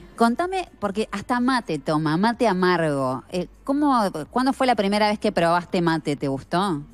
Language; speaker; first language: Spanish; native; Spanish